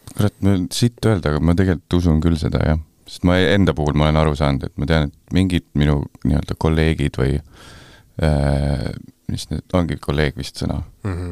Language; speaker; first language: Estonian; native; Estonian